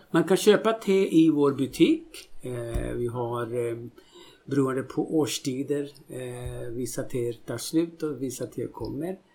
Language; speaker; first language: Swedish; non-native, fluent; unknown